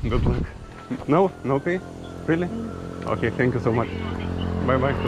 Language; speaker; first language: English; non-native, learner; Lithuanian